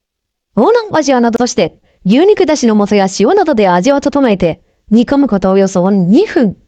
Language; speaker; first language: Japanese; native; Japanese